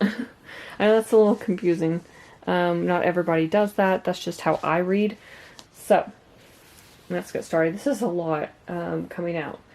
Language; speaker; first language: English; native; English